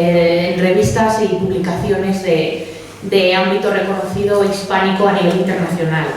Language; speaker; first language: Spanish; native; Spanish